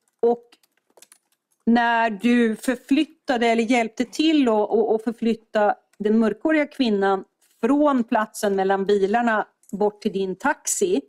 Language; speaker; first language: Swedish; native; Swedish